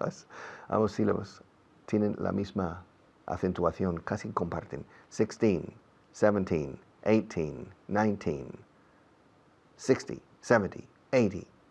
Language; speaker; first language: Spanish; non-native, fluent; English